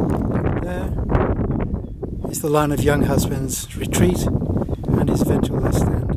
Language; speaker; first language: English; native; English